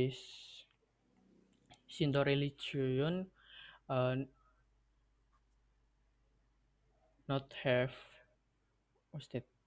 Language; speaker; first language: English; non-native, learner; Indonesian